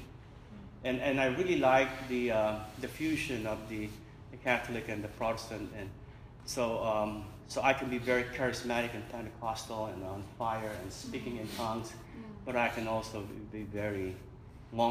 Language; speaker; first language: English; non-native, local second language; Filipino